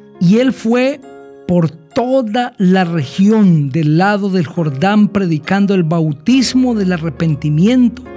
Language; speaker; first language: Spanish; native; Spanish